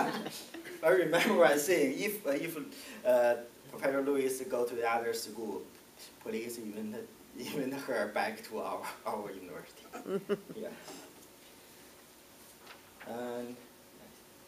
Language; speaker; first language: English; non-native, learner; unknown